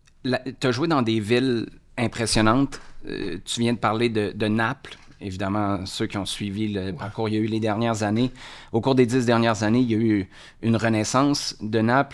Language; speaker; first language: French; native; French